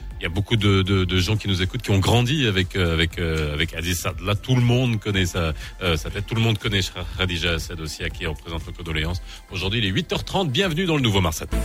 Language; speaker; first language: French; non-native, local second language; Arabic